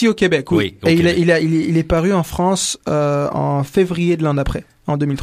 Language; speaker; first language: French; non-native, local second language; Kinyarwanda